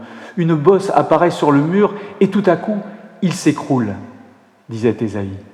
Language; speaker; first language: French; native; French